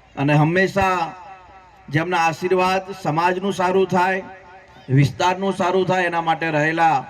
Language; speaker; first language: Gujarati; native; Gujarati